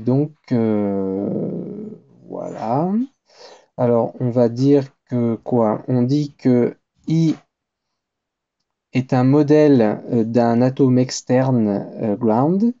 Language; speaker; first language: French; native; French